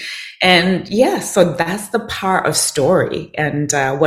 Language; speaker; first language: English; non-native, local second language; Shona